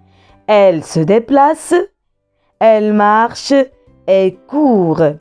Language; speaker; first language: French; non-native, local second language; Arabic